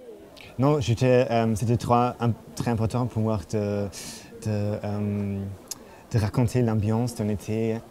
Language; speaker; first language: French; non-native, fluent; German